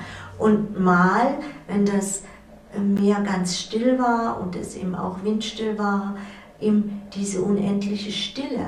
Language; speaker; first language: German; native; German